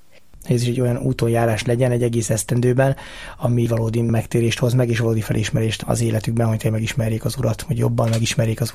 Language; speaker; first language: Hungarian; native; Hungarian